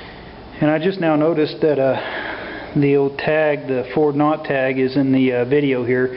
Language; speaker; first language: English; native; English